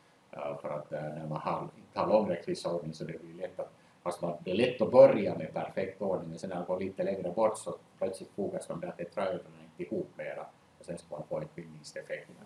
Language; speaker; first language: Swedish; native; Swedish